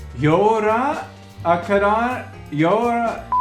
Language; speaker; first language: Turkish; non-native, learner; English